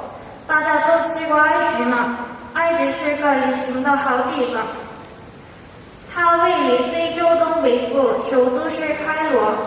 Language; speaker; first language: Chinese; non-native, learner; Korean